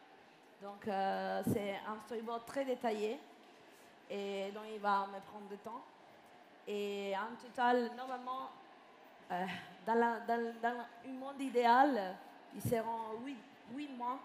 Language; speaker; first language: French; non-native, fluent; Italian